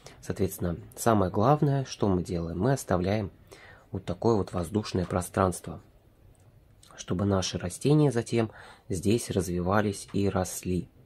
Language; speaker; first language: Russian; native; Russian